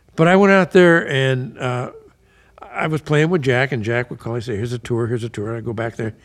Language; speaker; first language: English; native; English